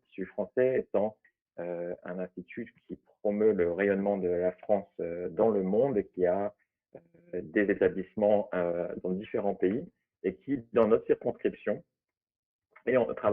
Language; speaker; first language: French; native; French